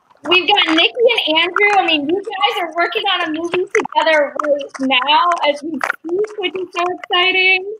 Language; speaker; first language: English; native; English